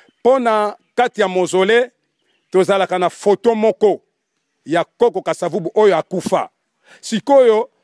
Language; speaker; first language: Lingala; non-native, local second language; Kongo